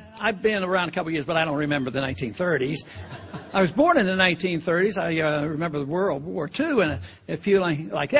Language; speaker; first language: English; native; English